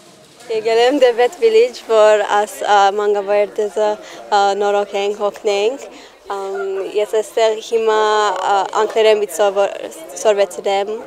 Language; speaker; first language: Armenian; early bilingual, heritage; Armenian